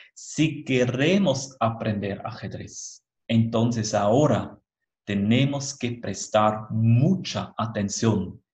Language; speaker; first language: Spanish; non-native, fluent; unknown